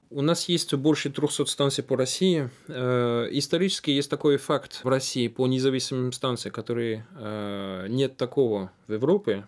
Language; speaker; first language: Russian; non-native, fluent; French